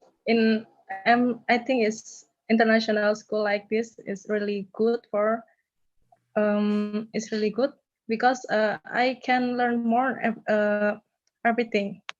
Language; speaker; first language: English; non-native, learner; Indonesian